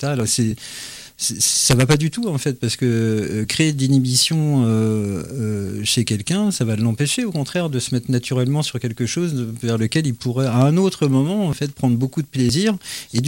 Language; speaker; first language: French; native; French